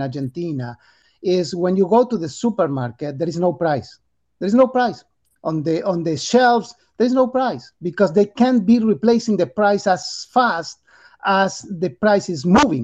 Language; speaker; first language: English; non-native, fluent; Spanish